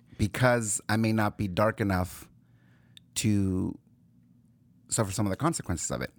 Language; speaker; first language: English; early bilingual, other home language; Spanish